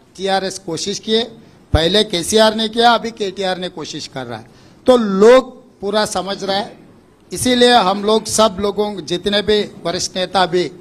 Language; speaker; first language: Hindi; non-native, local second language; Telugu